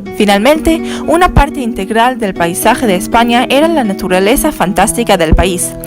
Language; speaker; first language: Spanish; non-native, learner; English